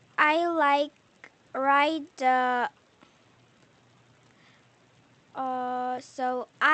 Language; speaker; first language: English; non-native, learner; Korean